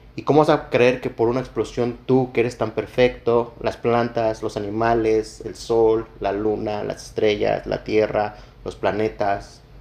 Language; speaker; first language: Spanish; native; Spanish